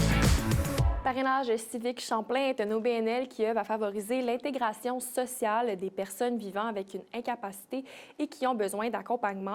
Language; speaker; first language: French; native; French